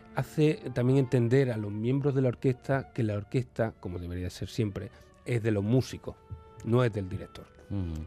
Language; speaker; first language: Spanish; native; Spanish